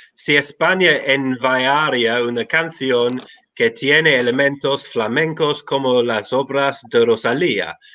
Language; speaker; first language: Spanish; non-native, learner; English